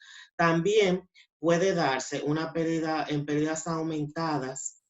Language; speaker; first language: Spanish; native; Spanish